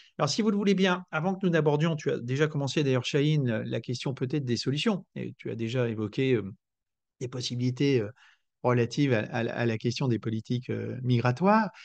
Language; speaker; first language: French; native; French